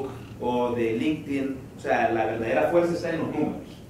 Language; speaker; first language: Spanish; native; Spanish